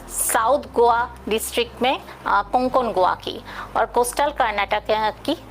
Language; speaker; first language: Hindi; non-native, local second language; Bangla